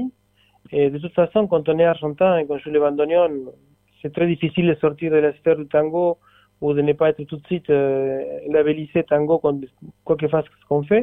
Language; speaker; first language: French; non-native, fluent; Spanish